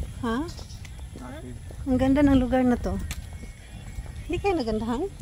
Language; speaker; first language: Filipino; native; Filipino